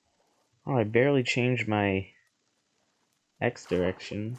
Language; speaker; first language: English; native; English